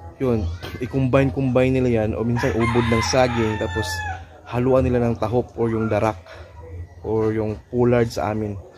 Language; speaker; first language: Filipino; non-native, local second language; Cebuano